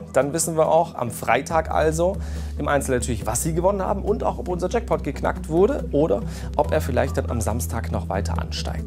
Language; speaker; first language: German; native; German